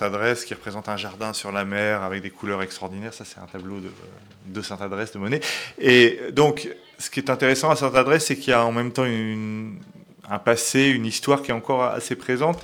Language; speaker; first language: French; native; French